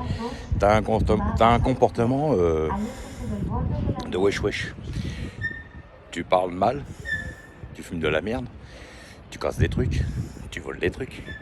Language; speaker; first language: French; native; French